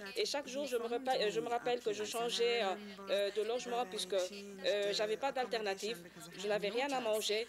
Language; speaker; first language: French; non-native, local second language; Swahili